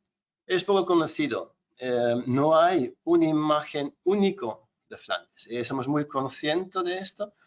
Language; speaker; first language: Spanish; non-native, fluent; Dutch